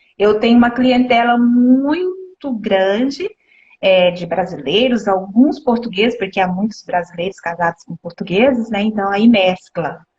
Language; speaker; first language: Portuguese; native; Portuguese